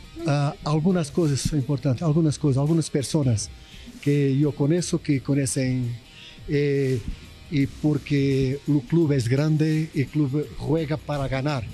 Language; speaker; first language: Spanish; non-native, learner; Portuguese